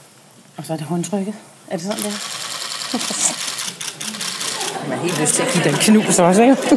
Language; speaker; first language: Danish; native; Danish